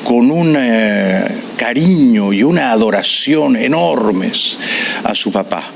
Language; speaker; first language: Spanish; native; Spanish